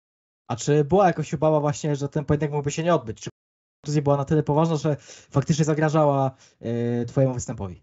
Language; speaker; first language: Polish; native; Polish